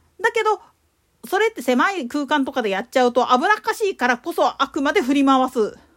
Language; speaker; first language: Japanese; native; Japanese